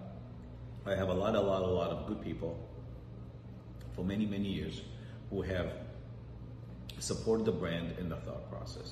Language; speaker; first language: English; native; English